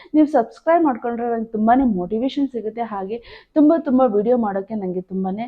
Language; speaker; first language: Kannada; native; Kannada